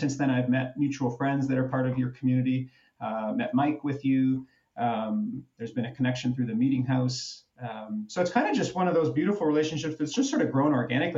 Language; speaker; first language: English; native; English